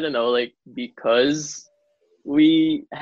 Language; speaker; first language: English; non-native, local second language; Cebuano